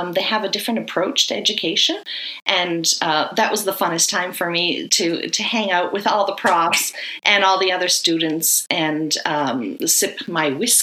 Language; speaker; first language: English; native; English